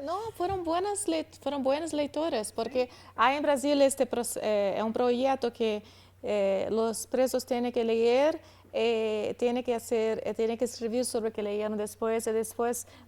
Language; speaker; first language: Spanish; non-native, learner; Portuguese